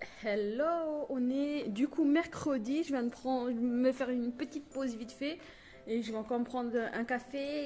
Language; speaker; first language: French; native; French